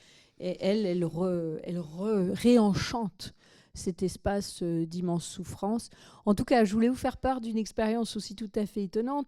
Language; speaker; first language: French; native; French